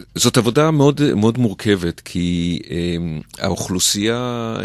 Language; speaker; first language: Hebrew; native; Hebrew